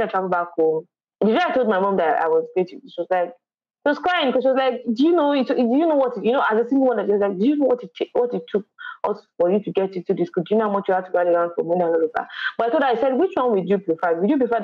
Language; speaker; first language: English; non-native, local second language; Yoruba